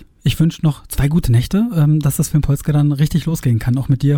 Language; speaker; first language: German; native; German